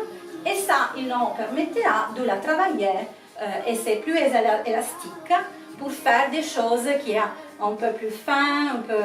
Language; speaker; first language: French; non-native, learner; Italian